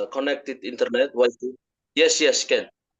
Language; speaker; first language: English; non-native, learner; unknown